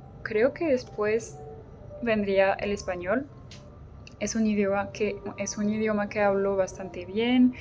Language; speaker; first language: Spanish; non-native, fluent; French